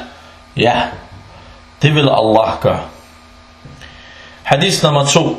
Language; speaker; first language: Danish; non-native, fluent; Arabic